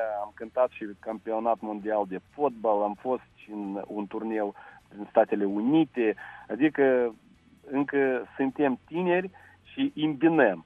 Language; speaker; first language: Romanian; non-native, local second language; Russian